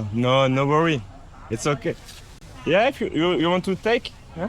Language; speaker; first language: English; non-native, learner; French